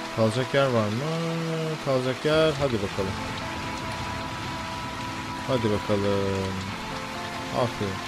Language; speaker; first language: Turkish; native; Turkish